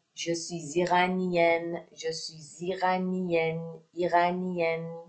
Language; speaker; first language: French; non-native, fluent; Persian